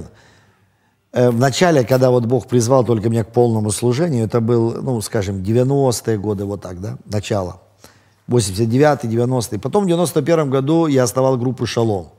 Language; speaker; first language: Russian; native; Russian